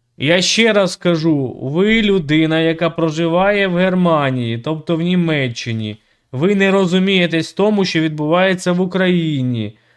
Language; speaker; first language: Ukrainian; native; Ukrainian